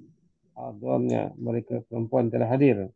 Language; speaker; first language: Indonesian; non-native, learner; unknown